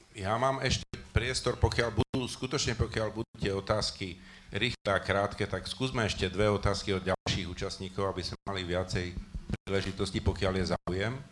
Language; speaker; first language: Slovak; native; Slovak